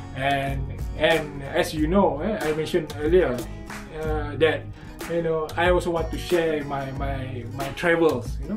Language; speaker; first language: English; non-native, local second language; Malay